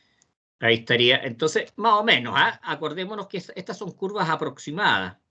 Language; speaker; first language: Spanish; native; Spanish